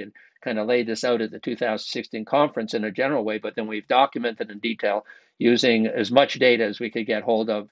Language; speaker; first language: English; native; English